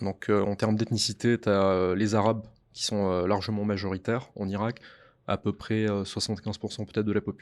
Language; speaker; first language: French; native; French